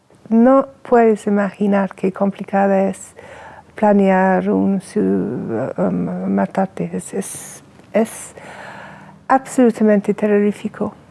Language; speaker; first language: Spanish; non-native, fluent; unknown